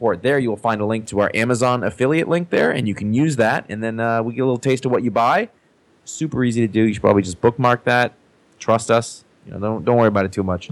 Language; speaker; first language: English; native; English